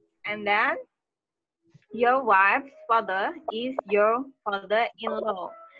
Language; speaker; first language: English; non-native, fluent; Indonesian